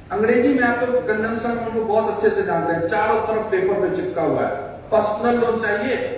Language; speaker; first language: Hindi; native; Hindi